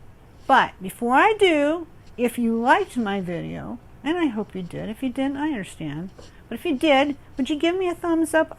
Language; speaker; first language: English; native; English